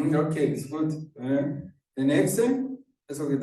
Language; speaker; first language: German; non-native, fluent; Rundi